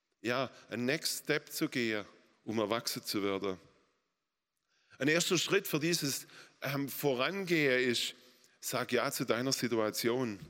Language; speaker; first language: German; native; German